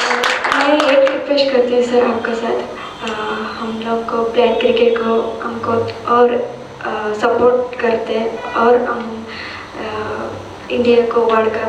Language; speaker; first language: Hindi; non-native, local second language; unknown